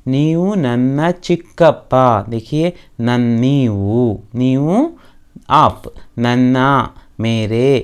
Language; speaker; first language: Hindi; non-native, local second language; Kannada